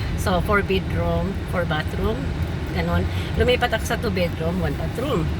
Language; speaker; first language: Filipino; non-native, local second language; Cebuano